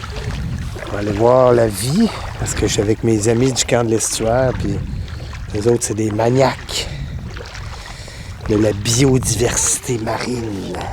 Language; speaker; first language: French; native; French